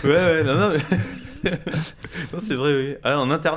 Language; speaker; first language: French; native; French